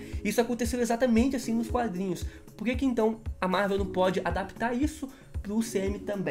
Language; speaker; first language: Portuguese; native; Portuguese